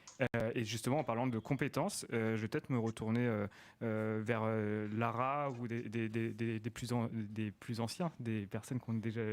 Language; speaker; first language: French; native; French